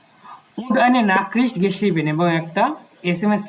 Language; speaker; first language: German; non-native, fluent; Bangla